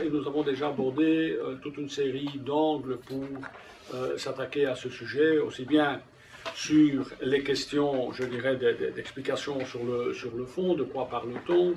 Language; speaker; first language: French; native; French